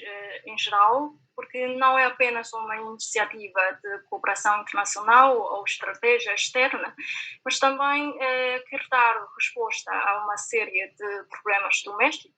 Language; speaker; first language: Portuguese; non-native, fluent; Chinese